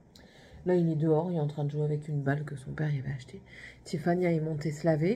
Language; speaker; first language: French; native; French